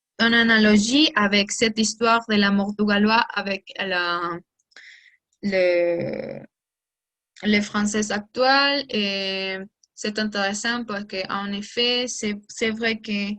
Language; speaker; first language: French; non-native, learner; Spanish